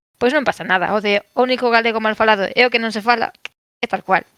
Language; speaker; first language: Galician; non-native, local second language; Spanish